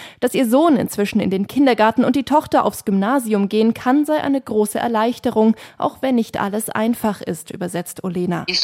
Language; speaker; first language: German; native; German